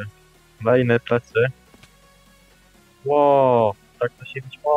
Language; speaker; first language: Polish; native; Polish